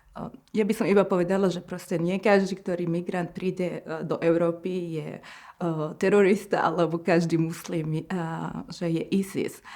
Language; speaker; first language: Slovak; non-native, fluent; Arabic